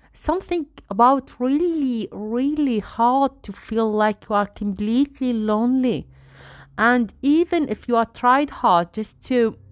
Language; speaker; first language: English; non-native, fluent; Arabic